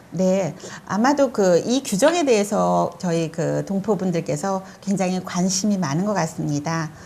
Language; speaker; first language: Korean; native; Korean